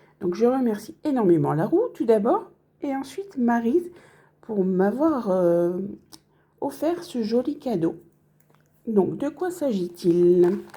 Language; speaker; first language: French; native; French